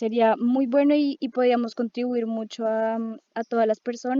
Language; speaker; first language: Spanish; native; Spanish